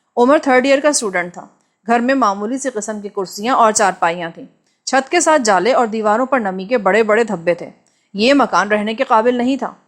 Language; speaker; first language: Urdu; native; Urdu